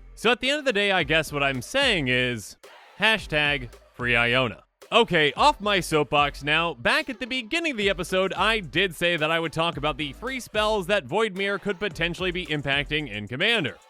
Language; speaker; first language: English; native; English